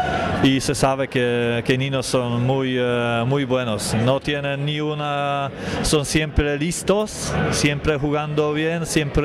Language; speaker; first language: Spanish; non-native, learner; Polish